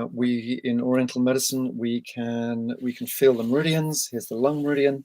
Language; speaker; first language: English; native; English